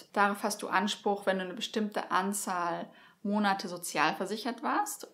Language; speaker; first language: German; native; German